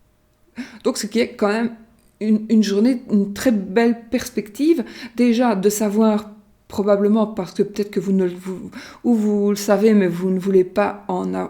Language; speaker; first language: French; native; French